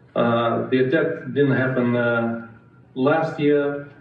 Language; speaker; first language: English; non-native, fluent; Ukrainian